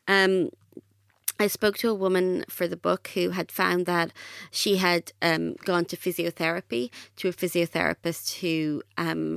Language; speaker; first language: English; native; English